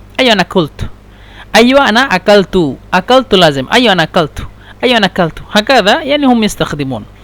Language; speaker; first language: Egyptian Arabic; non-native, learner; Bangla